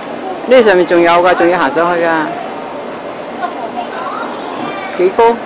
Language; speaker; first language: Cantonese; native; Cantonese